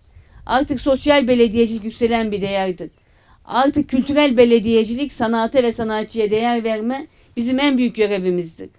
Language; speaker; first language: Turkish; native; Turkish